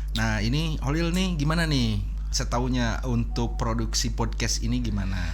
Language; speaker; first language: Indonesian; native; Indonesian